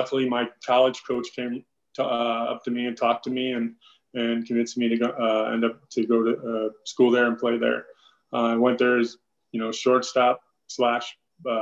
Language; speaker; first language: English; native; English